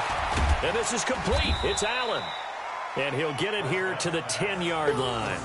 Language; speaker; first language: English; native; English